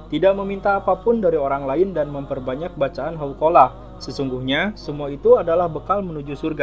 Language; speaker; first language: Indonesian; native; Indonesian